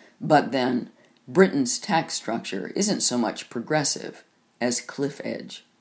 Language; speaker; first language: English; native; English